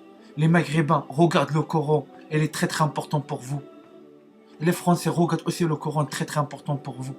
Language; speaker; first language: French; non-native, learner; Arabic